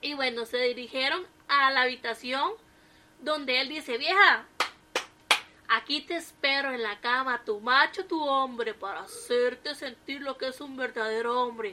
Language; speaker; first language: Spanish; native; Spanish